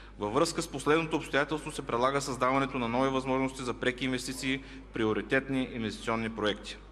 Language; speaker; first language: Bulgarian; non-native, local second language; Turkish